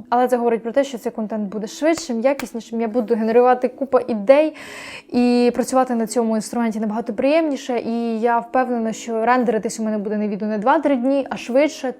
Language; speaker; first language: Ukrainian; non-native, local second language; Russian